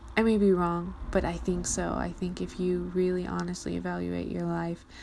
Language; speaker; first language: English; early bilingual, other home language; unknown